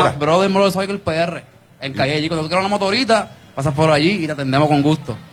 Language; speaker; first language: Spanish; native; Spanish